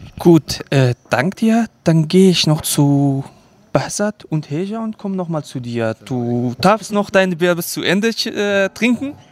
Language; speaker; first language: German; early bilingual, other home language; Kurdish